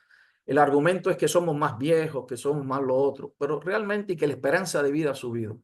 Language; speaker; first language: Spanish; native; Spanish